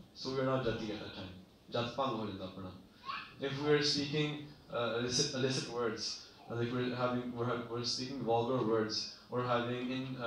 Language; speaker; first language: English; early bilingual, other home language; Punjabi